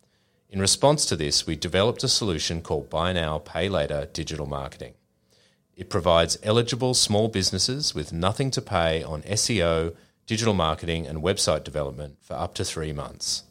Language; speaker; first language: English; native; English